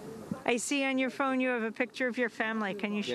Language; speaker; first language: English; native; English